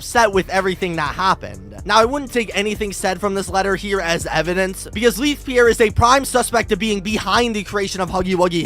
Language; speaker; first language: English; native; English